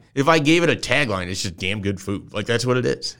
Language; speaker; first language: English; native; English